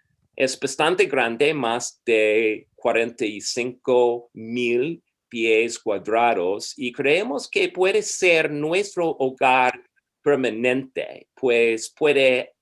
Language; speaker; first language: Spanish; non-native, fluent; English